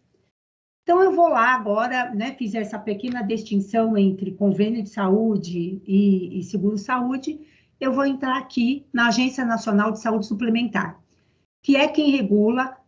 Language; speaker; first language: Portuguese; native; Portuguese